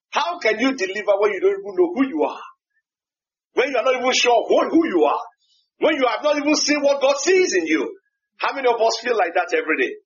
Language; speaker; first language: English; non-native, local second language; Yoruba